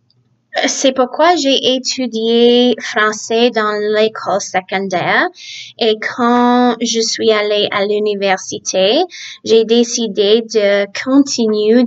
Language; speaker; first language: French; early bilingual, other home language; Czech